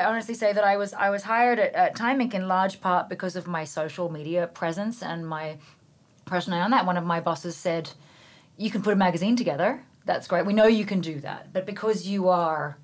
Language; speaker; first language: English; native; English